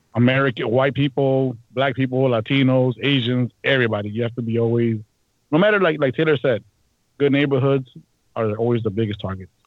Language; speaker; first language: English; native; English